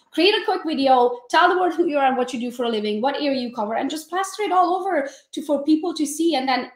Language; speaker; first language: English; non-native, fluent; Hungarian